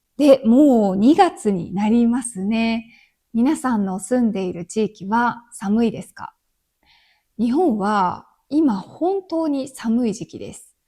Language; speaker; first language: Japanese; native; Japanese